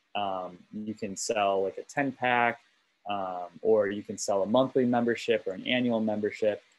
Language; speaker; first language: English; native; English